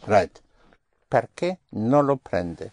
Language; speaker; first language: Italian; non-native, fluent; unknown